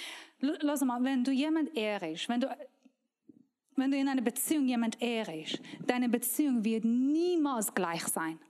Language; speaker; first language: German; non-native, learner; Persian